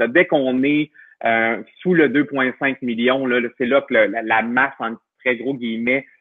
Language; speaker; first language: French; native; French